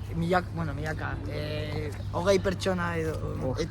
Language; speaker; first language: Basque; non-native, local second language; Spanish